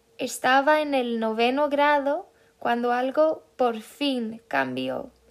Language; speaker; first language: Spanish; non-native, fluent; Swedish